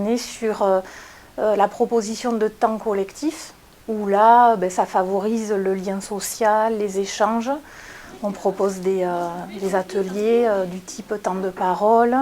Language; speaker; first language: French; native; French